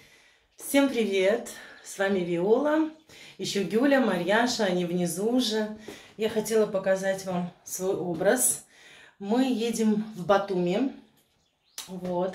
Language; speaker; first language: Russian; native; Russian